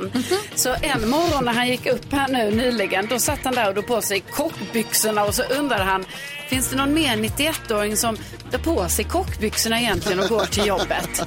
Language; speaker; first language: Swedish; native; Swedish